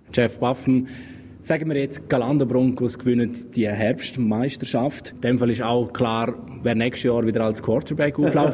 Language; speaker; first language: German; native; German